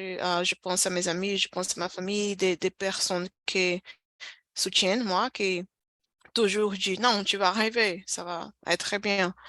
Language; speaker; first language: French; non-native, fluent; Portuguese